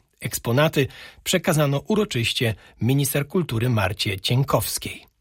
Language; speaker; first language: Polish; native; Polish